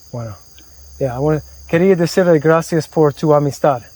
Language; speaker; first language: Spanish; non-native, learner; English